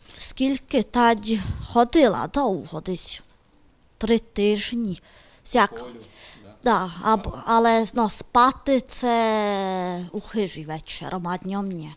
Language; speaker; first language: Ukrainian; native; Ukrainian